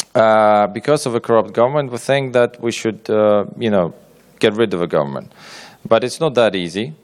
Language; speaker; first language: English; non-native, fluent; Ukrainian